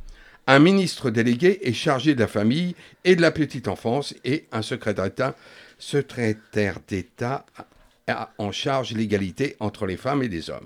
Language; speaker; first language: French; native; French